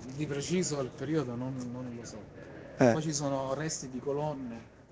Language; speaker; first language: Italian; native; Italian